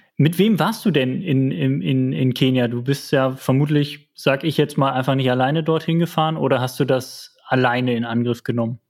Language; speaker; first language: German; native; German